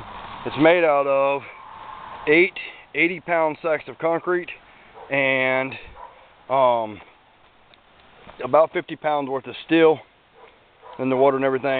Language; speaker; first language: English; native; English